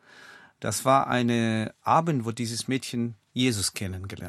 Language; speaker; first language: German; non-native, fluent; Russian